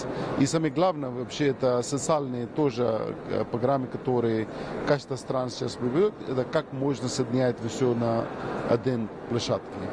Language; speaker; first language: Russian; non-native, learner; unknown